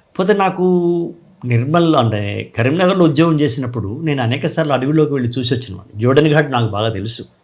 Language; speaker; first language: Telugu; native; Telugu